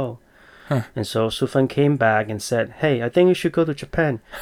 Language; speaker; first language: English; non-native, local second language; Chinese